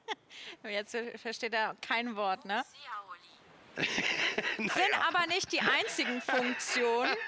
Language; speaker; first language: German; native; German